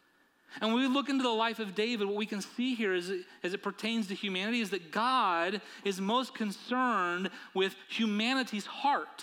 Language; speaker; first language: English; native; English